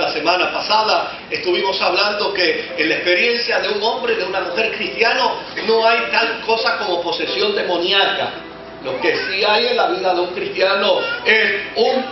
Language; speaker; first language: Spanish; native; Spanish